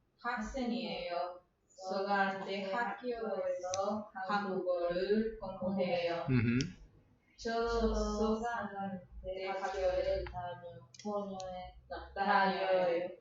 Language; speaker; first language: Korean; non-native, learner; Spanish